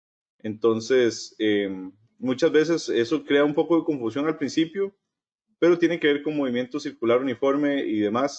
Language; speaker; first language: Spanish; native; Spanish